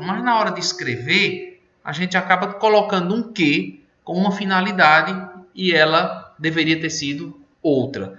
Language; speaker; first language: Portuguese; native; Portuguese